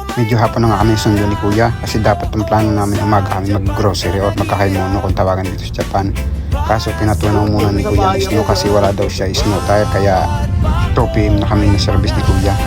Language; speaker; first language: Filipino; non-native, local second language; Bikol